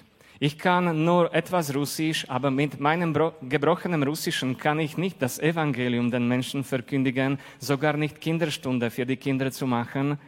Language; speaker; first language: German; non-native, fluent; Slovak